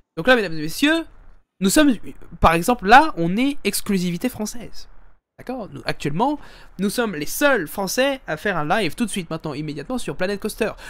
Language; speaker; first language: French; native; French